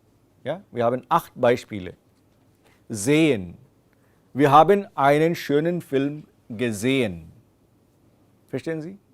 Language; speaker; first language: German; non-native, fluent; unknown